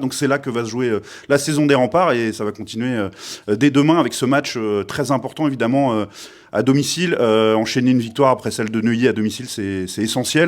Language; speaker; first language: French; native; French